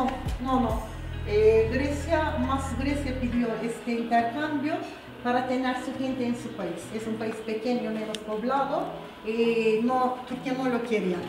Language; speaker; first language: Spanish; non-native, fluent; Turkish